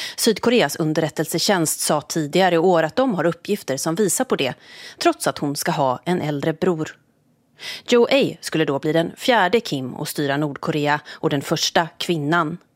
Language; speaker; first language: Swedish; native; Swedish